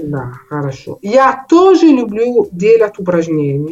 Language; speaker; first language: Russian; non-native, learner; Italian